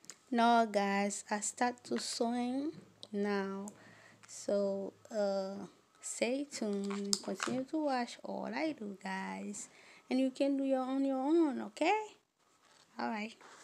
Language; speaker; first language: English; non-native, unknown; Haitian Creole